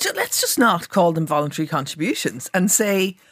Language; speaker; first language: English; native; English